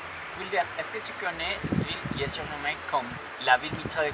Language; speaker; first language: French; non-native, learner; Spanish